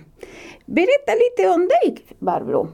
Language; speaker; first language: Swedish; non-native, fluent; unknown